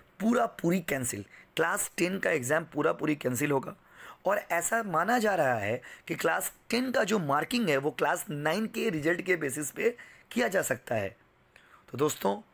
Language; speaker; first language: Hindi; native; Hindi